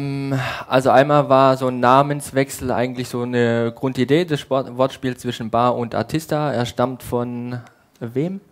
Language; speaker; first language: German; native; German